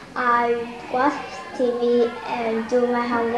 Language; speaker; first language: English; non-native, learner; Vietnamese